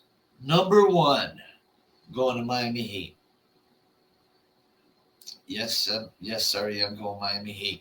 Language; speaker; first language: English; native; English